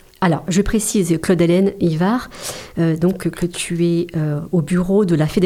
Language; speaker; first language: French; native; French